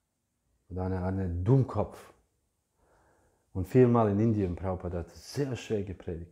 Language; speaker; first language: German; non-native, fluent; English